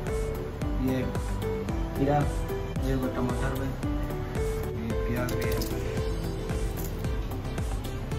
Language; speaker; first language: Hindi; non-native, learner; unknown